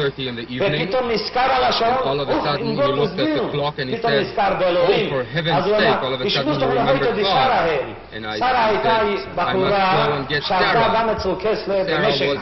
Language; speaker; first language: Hebrew; non-native, fluent; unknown